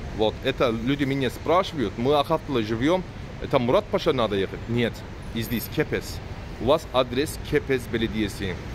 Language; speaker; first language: Russian; non-native, learner; Turkish